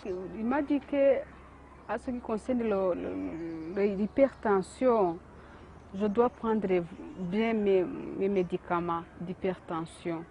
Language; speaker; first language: French; non-native, learner; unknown